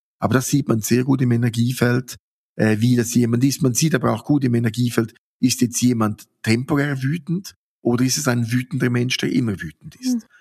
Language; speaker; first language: German; native; German